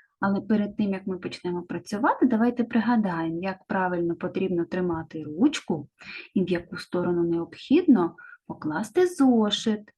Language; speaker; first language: Ukrainian; native; Ukrainian